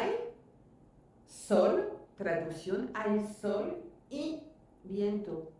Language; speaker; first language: Spanish; non-native, fluent; French